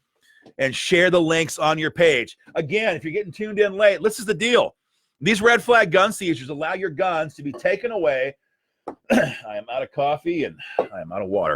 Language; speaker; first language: English; native; English